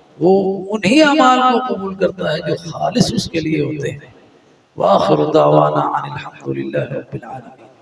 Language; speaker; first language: Urdu; non-native, local second language; Punjabi